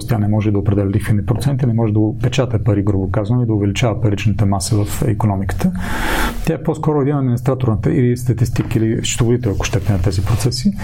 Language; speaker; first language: Bulgarian; native; Bulgarian